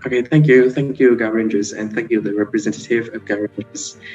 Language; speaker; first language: English; non-native, fluent; Vietnamese